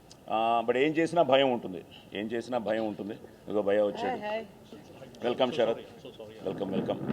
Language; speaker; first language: Telugu; native; Telugu